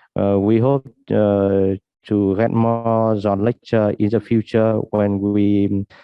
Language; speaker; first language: English; non-native, learner; Vietnamese